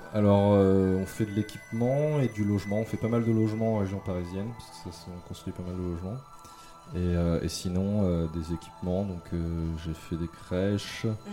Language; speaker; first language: French; native; French